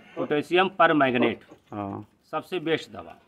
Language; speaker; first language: Hindi; native; Hindi